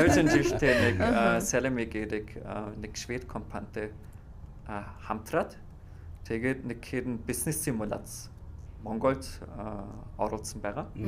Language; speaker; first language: Mongolian; non-native, fluent; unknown